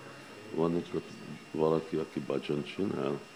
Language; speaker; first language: Hungarian; non-native, learner; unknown